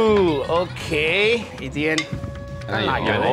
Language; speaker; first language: Chinese; non-native, learner; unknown